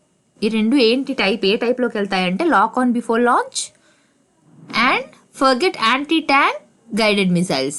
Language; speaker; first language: Telugu; native; Telugu